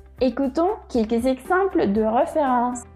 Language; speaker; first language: French; non-native, fluent; Spanish